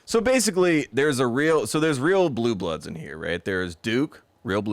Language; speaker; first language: English; native; English